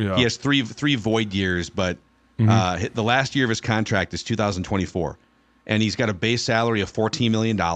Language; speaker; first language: English; native; English